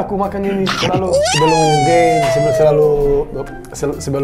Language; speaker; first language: Indonesian; non-native, learner; Portuguese